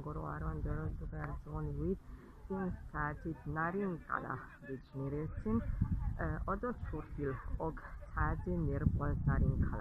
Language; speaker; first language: Mongolian; non-native, fluent; Hungarian